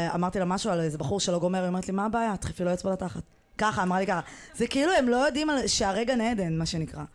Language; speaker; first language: Hebrew; native; Hebrew